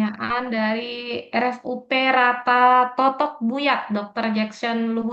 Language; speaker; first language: Indonesian; native; Indonesian